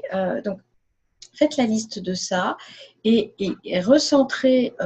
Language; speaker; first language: French; native; French